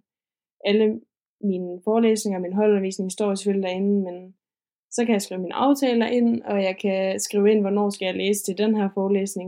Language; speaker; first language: Danish; native; Danish